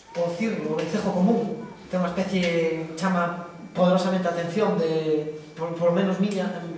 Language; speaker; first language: Spanish; non-native, local second language; Galician